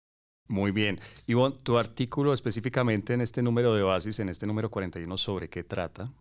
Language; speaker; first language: Spanish; native; Spanish